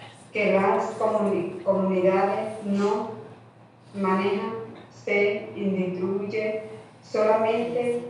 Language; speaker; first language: Spanish; non-native, local second language; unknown